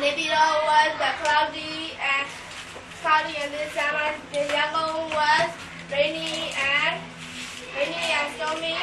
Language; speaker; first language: English; non-native, learner; Burmese